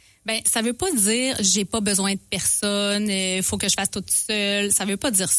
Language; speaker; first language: French; native; French